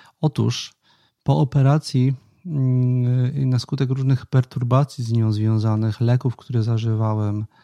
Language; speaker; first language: Polish; native; Polish